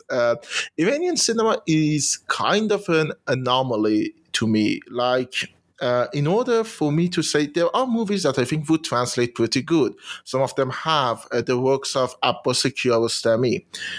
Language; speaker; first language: English; non-native, fluent; Persian